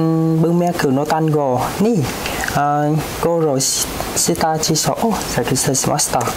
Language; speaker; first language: Japanese; non-native, fluent; Vietnamese